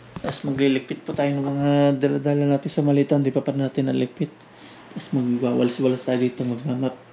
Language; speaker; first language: Filipino; native; Filipino